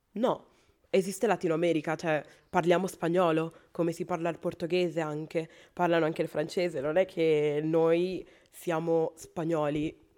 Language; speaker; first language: Italian; non-native, fluent; Spanish